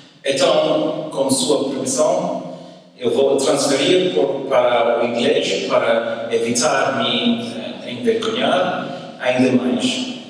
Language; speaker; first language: Portuguese; early bilingual, heritage; English